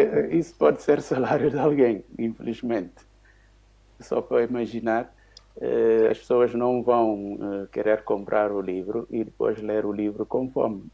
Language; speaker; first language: Portuguese; non-native, local second language; Upper Guinea Crioulo